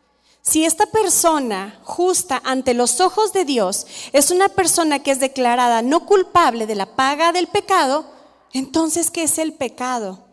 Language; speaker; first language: Spanish; native; Spanish